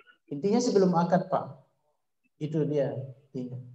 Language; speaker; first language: Indonesian; native; Indonesian